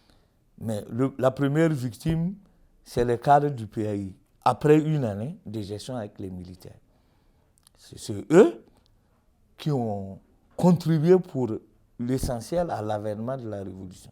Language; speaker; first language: French; native; French